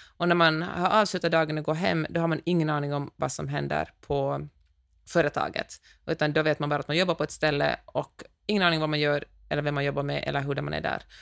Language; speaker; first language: Swedish; native; Swedish